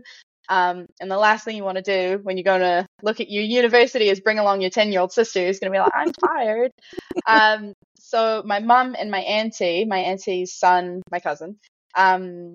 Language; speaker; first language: English; native; English